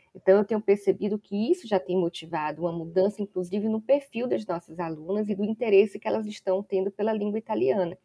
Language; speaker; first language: Portuguese; native; Portuguese